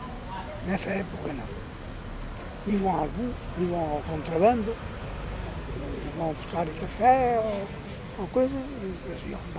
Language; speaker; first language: Portuguese; non-native, local second language; Spanish